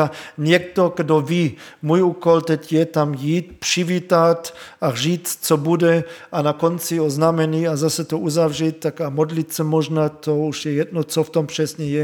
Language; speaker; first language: Czech; non-native, fluent; German